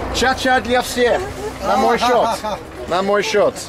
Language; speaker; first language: Russian; non-native, learner; English